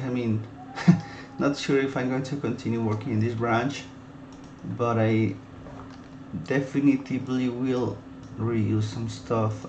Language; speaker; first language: English; non-native, fluent; Spanish